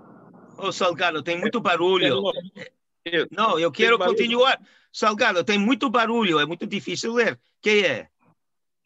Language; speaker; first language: Portuguese; non-native, fluent; English